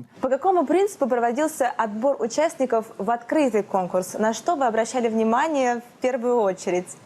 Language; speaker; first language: Russian; native; Russian